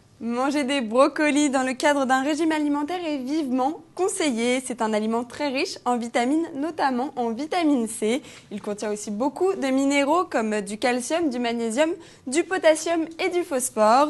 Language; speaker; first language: French; native; French